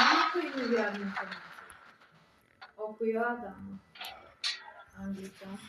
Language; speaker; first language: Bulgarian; non-native, local second language; Turkish